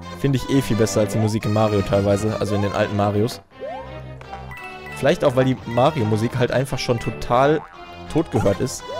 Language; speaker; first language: German; native; German